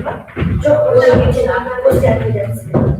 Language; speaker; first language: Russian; non-native, local second language; Kazakh